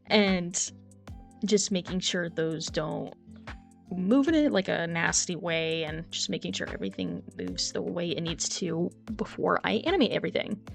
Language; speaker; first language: English; native; English